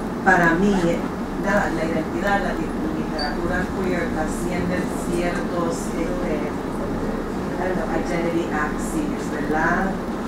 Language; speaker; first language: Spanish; early bilingual, other home language; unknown